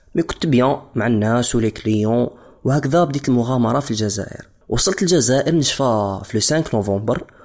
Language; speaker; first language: Arabic; non-native, fluent; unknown